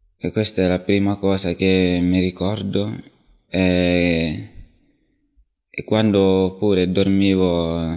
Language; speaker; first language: Italian; non-native, learner; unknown